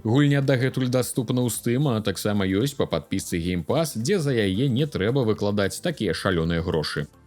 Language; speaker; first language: Belarusian; native; Belarusian